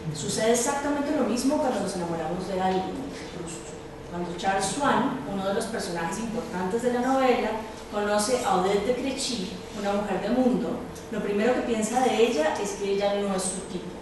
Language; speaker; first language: Spanish; native; Spanish